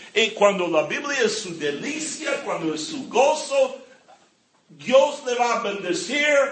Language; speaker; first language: Spanish; non-native, fluent; English